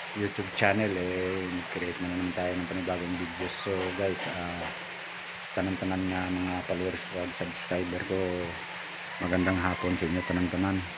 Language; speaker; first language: Filipino; non-native, local second language; Hiligaynon